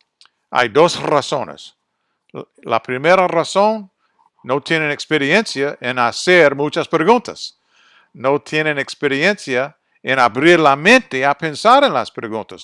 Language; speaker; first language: Spanish; non-native, fluent; English